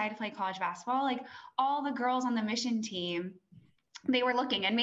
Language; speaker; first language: English; native; English